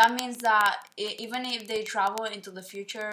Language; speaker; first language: English; non-native, fluent; Spanish